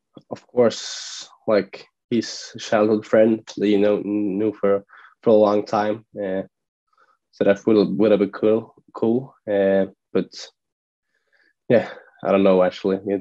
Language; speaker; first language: English; non-native, fluent; Swedish